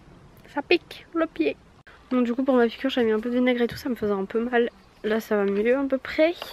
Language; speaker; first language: French; native; French